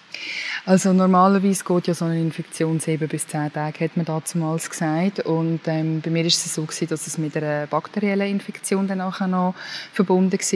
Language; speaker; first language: German; early bilingual, other home language; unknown